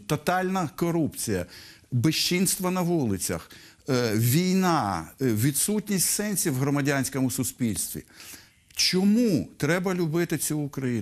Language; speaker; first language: Ukrainian; native; Ukrainian